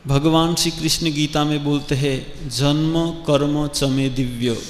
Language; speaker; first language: Hindi; non-native, local second language; Bangla